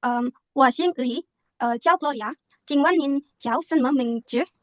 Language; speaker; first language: Chinese; non-native, learner; Indonesian